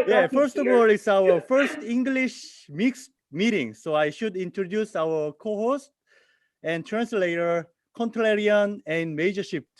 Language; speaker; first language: English; non-native, learner; Korean